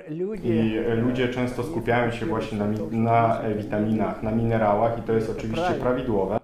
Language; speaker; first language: Polish; non-native, fluent; Russian